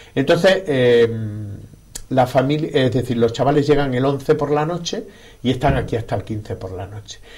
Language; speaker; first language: Spanish; native; Spanish